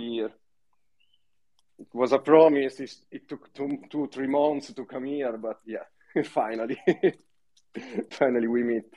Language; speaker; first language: English; non-native, fluent; Italian